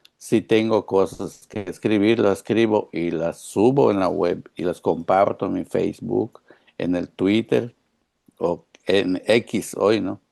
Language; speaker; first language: Spanish; non-native, local second language; Yucateco